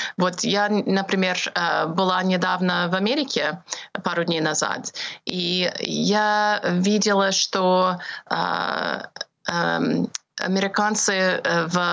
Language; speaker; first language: Russian; non-native, fluent; English